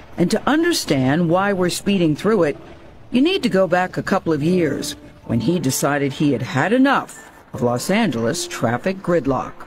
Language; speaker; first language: English; native; English